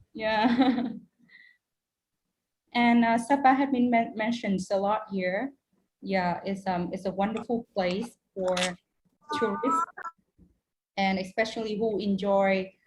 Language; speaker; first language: English; non-native, fluent; Vietnamese